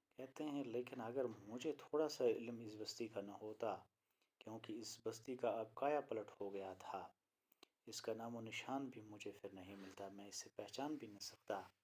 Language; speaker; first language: Urdu; non-native, local second language; Kashmiri